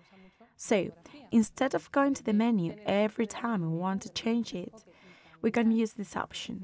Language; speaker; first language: English; non-native, fluent; Spanish